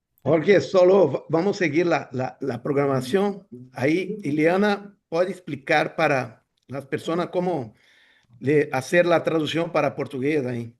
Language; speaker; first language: Spanish; non-native, fluent; Portuguese